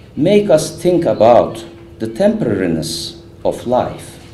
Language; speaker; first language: English; non-native, fluent; Turkish